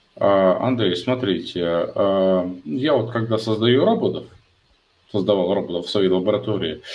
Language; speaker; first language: Russian; native; Russian